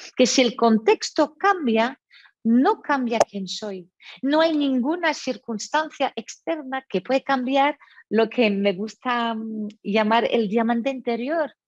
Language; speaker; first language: Spanish; non-native, fluent; French